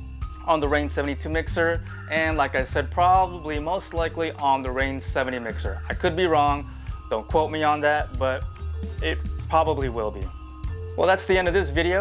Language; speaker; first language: English; native; English